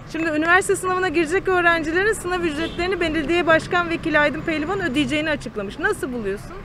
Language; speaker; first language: Turkish; native; Turkish